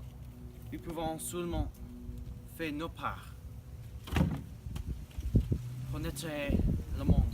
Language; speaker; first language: French; non-native, learner; English